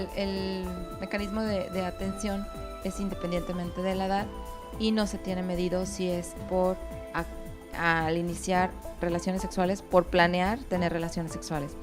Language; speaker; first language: Spanish; native; Spanish